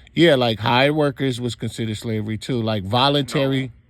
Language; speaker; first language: English; native; English